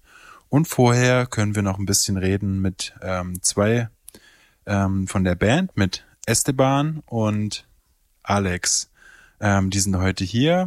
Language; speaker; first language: German; native; German